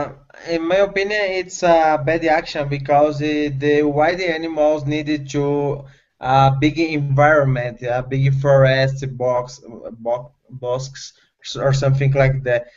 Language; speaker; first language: English; non-native, learner; Spanish